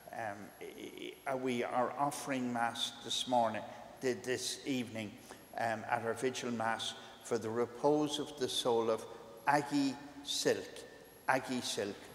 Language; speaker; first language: English; native; English